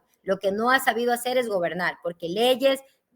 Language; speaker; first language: Spanish; native; Spanish